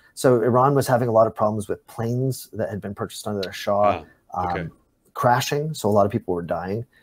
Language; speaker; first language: English; native; English